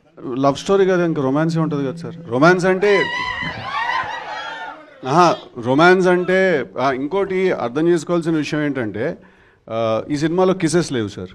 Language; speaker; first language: Telugu; native; Telugu